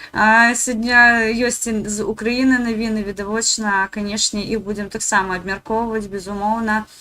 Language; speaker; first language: Belarusian; native; Belarusian